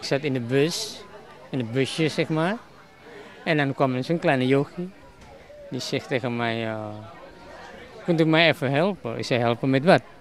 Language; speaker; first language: Dutch; non-native, fluent; Indonesian